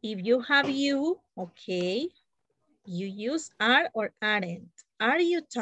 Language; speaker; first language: English; non-native, learner; Spanish